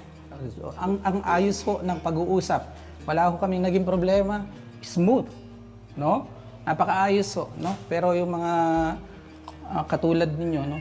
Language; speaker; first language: Filipino; native; Filipino